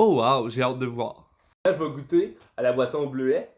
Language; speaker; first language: French; native; French